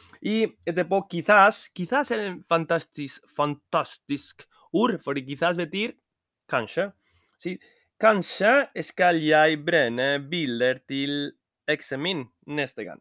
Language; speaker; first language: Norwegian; non-native, fluent; Spanish